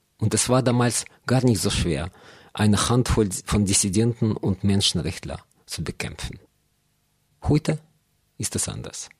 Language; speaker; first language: German; non-native, fluent; Russian